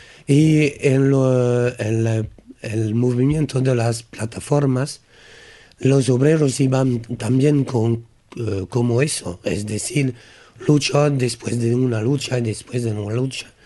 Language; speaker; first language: Spanish; non-native, learner; French